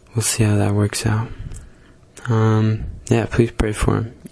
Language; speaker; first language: English; native; English